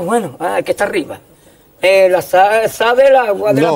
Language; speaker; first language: Spanish; native; Spanish